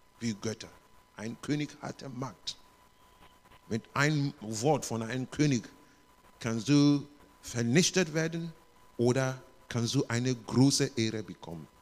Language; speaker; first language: German; non-native, learner; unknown